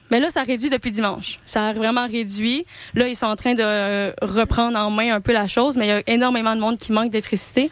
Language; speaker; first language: French; native; French